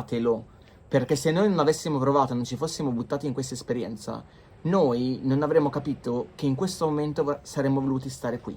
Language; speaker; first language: Italian; native; Italian